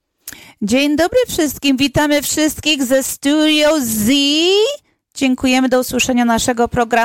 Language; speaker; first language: Polish; early bilingual, heritage; English